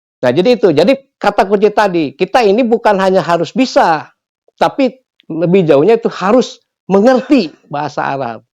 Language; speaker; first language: Indonesian; non-native, local second language; Sundanese